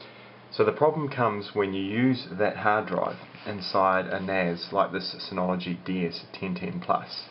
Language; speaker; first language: English; native; English